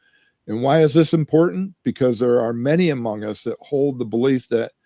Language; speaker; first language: English; native; English